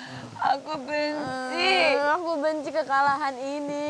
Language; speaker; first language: Indonesian; native; Indonesian